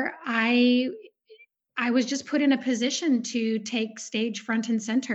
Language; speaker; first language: English; native; English